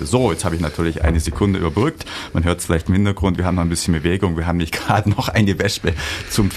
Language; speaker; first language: German; native; German